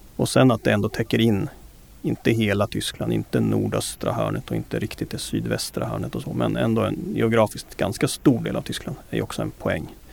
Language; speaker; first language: Swedish; native; Swedish